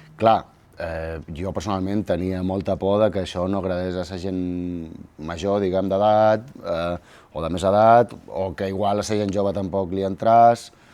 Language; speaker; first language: Catalan; native; Catalan